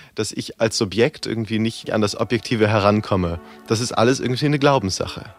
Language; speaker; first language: German; native; German